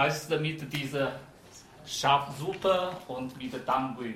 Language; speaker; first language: German; non-native, fluent; Chinese